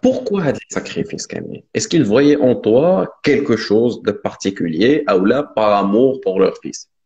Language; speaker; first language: French; non-native, local second language; Arabic